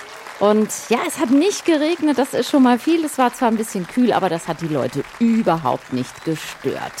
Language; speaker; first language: German; native; German